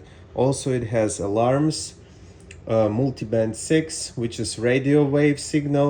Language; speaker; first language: English; non-native, fluent; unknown